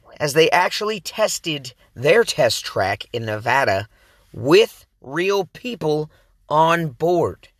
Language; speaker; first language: English; native; English